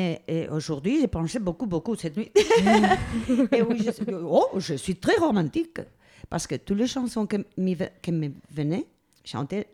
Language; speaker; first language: French; non-native, fluent; Spanish